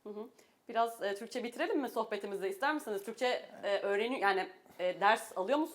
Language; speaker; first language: Turkish; native; Turkish